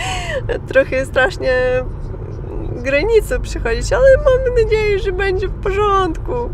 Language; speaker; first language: Polish; non-native, learner; Ukrainian